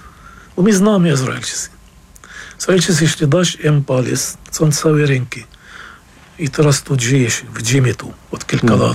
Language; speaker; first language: Polish; non-native, fluent; Arabic